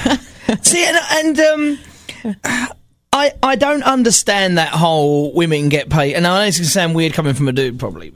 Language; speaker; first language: English; native; English